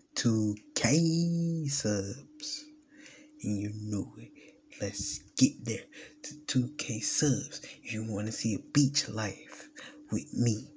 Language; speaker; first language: English; native; English